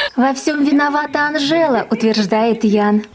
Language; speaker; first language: Russian; native; Russian